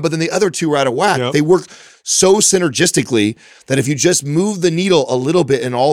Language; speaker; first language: English; native; English